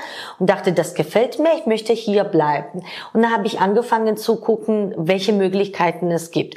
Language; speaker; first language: German; non-native, fluent; Georgian